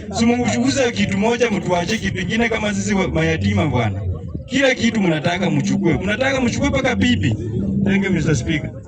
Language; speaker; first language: Swahili; native; Swahili